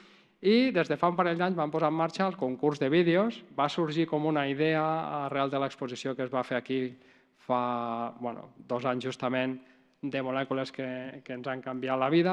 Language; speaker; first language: Catalan; native; Catalan